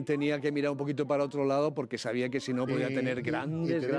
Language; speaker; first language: Spanish; native; Spanish